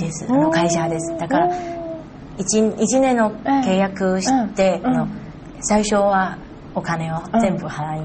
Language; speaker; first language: Japanese; non-native, learner; Chinese